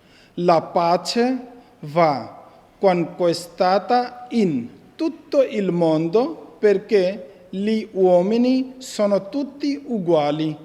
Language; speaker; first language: Italian; non-native, fluent; Bangla